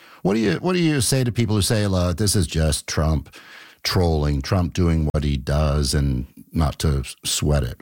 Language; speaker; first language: English; native; English